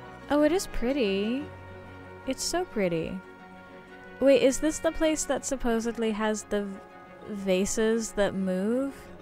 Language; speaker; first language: English; native; English